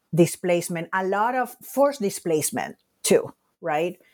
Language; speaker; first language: English; non-native, fluent; Spanish